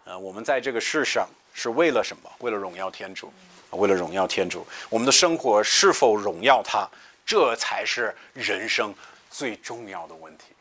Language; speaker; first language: Chinese; non-native, fluent; English